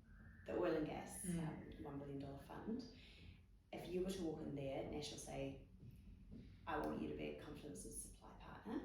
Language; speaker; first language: English; native; English